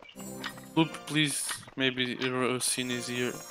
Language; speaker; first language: English; non-native, learner; Turkish